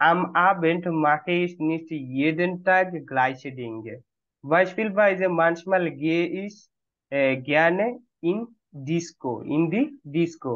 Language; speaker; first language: German; non-native, fluent; Bangla